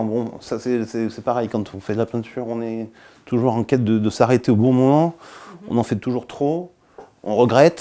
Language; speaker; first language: French; native; French